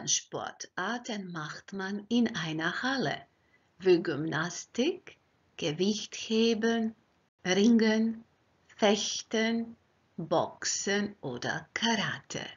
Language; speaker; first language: German; non-native, fluent; Croatian